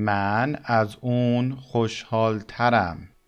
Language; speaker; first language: Persian; native; Persian